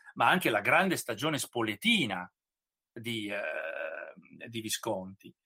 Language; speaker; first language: Italian; native; Italian